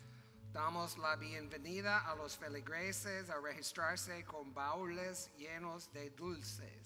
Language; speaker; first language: Spanish; non-native, learner; English